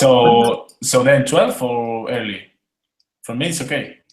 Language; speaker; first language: English; non-native, fluent; Spanish